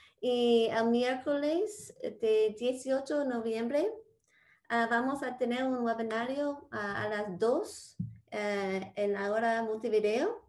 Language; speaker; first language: Spanish; non-native, fluent; English